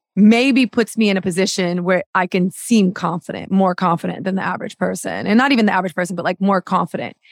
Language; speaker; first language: English; native; English